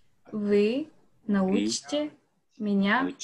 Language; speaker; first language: Russian; non-native, learner; Japanese